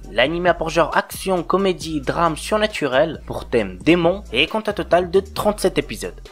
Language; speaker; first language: French; native; French